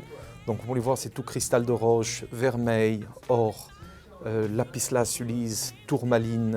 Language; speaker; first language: French; native; French